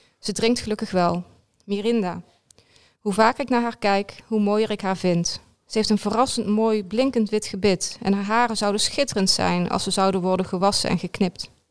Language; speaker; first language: Dutch; native; Dutch